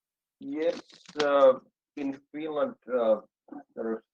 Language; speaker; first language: English; non-native, fluent; Finnish